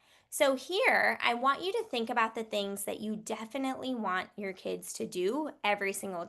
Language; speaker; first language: English; native; English